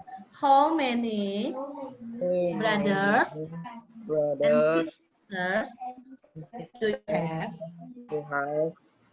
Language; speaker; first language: English; non-native, fluent; Indonesian